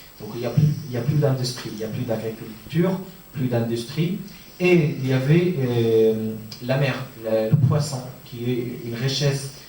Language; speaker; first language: French; non-native, fluent; Arabic